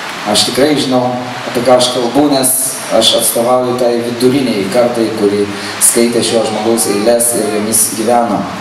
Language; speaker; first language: Lithuanian; native; Lithuanian